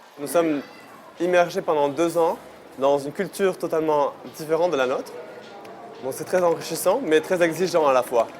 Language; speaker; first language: French; native; French